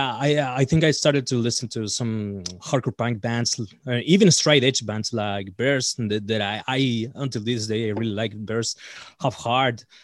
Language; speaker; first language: English; non-native, fluent; Spanish